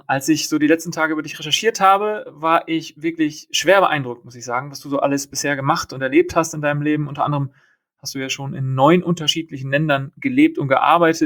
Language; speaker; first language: German; native; German